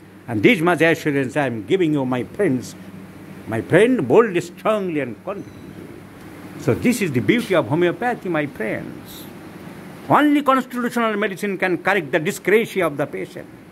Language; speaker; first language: English; non-native, local second language; Bangla